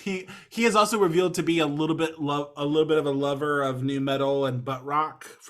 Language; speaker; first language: English; native; English